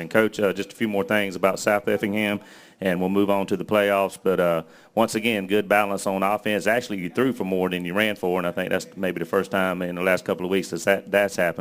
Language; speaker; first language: English; native; English